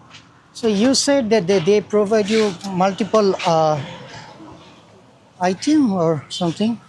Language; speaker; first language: English; non-native, learner; Bangla